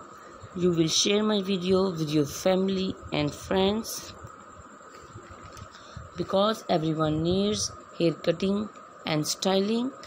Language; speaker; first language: English; non-native, learner; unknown